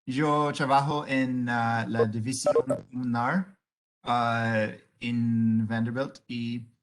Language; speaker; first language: Spanish; non-native, learner; English